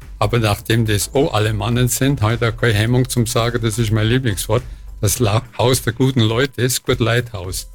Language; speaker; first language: German; native; German